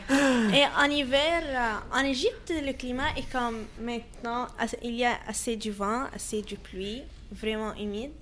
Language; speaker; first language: French; non-native, fluent; Arabic